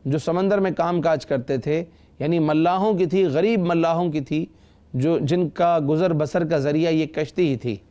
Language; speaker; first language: Urdu; native; Urdu